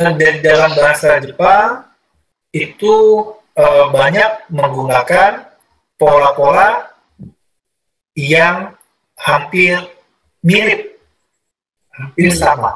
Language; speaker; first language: Indonesian; native; Indonesian